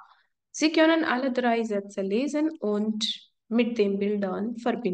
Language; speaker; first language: German; non-native, fluent; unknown